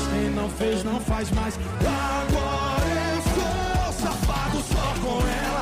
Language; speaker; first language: Portuguese; native; Portuguese